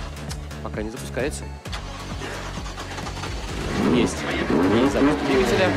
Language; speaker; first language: Russian; native; Russian